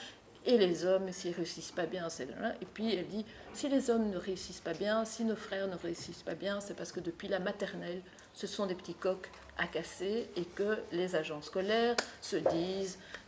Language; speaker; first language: French; native; French